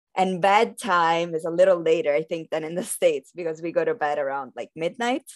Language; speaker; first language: English; early bilingual, heritage; Italian